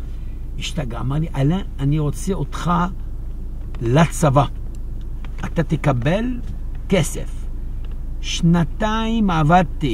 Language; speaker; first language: Hebrew; non-native, fluent; French